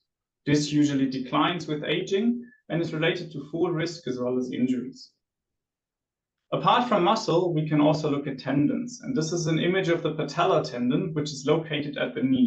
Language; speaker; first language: English; non-native, fluent; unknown